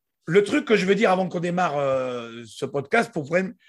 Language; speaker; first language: French; native; French